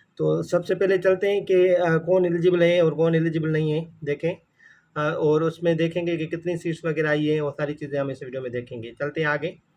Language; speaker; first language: Urdu; non-native, local second language; Sindhi